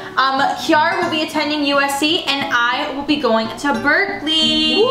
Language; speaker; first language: English; native; English